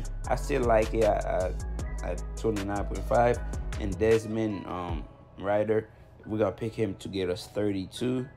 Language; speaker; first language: English; native; English